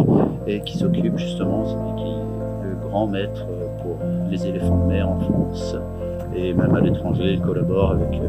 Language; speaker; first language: French; native; French